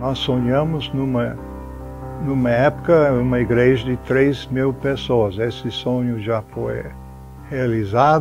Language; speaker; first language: Portuguese; non-native, fluent; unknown